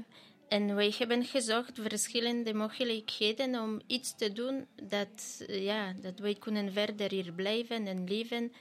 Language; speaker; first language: Dutch; non-native, fluent; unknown